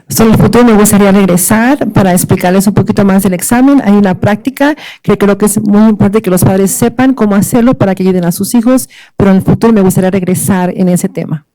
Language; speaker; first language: Spanish; early bilingual, other home language; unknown